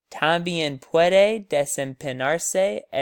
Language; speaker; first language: Spanish; non-native, learner; English